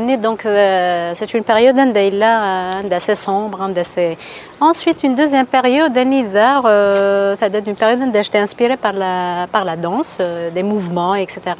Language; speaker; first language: French; non-native, local second language; Kabyle